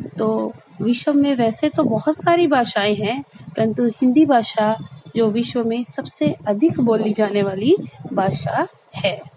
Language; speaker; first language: Hindi; native; Hindi